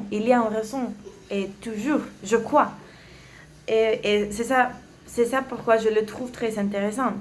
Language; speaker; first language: French; non-native, learner; Spanish